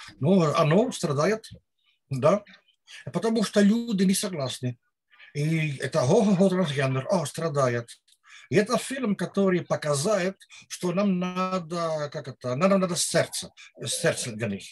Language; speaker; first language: Russian; non-native, learner; Dutch